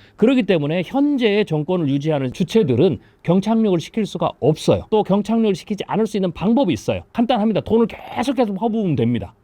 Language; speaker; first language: Korean; native; Korean